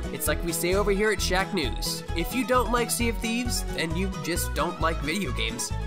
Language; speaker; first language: English; native; English